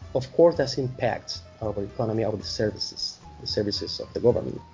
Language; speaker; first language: English; non-native, fluent; Spanish